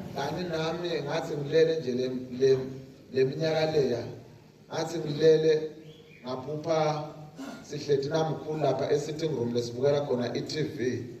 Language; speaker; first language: Zulu; non-native, local second language; Swati